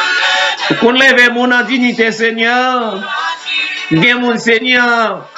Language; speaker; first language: French; non-native, local second language; Haitian Creole